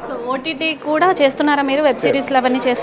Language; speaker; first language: Telugu; native; Telugu